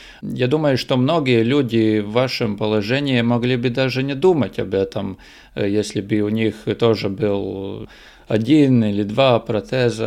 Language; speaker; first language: Russian; non-native, local second language; Latvian